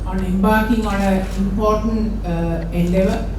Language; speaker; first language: English; non-native, local second language; Sinhala